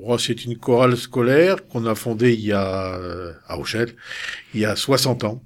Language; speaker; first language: French; native; French